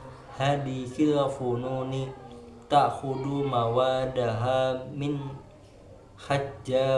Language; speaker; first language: Arabic; non-native, learner; Indonesian